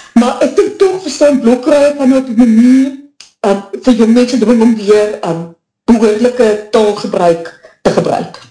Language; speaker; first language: Afrikaans; native; Afrikaans